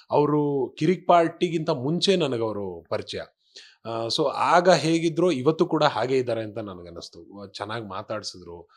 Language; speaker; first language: Kannada; non-native, local second language; Kodava